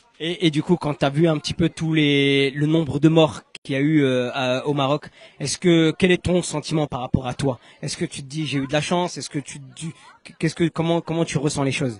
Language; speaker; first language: French; native; French